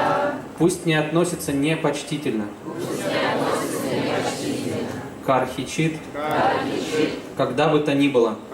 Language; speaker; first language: Russian; native; Russian